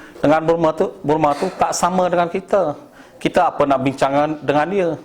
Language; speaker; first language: Malay; non-native, local second language; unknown